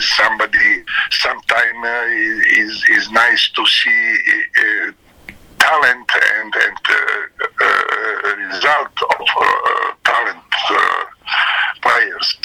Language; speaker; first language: English; non-native, learner; Serbian